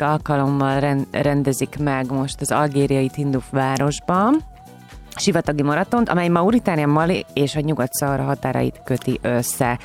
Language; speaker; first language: Hungarian; native; Hungarian